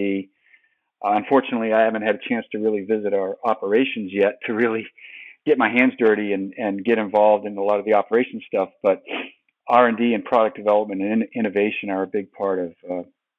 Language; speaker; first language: English; native; English